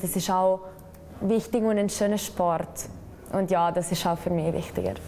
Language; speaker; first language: German; non-native, local second language; Italian